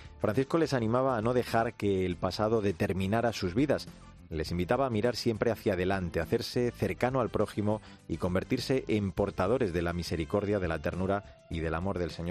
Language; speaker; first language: Spanish; native; Spanish